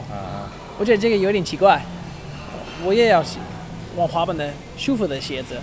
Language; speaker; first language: Chinese; non-native, learner; English